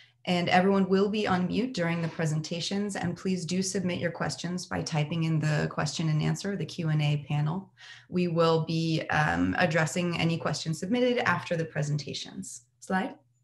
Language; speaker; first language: English; native; English